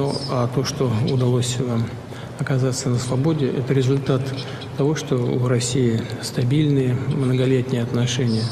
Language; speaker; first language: Russian; native; Russian